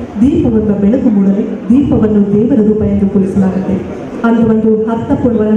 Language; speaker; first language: Kannada; native; Kannada